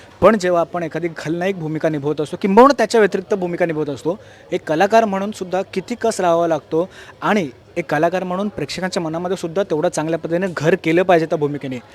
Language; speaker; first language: Marathi; native; Marathi